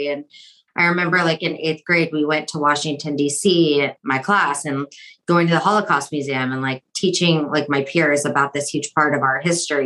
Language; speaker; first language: English; native; English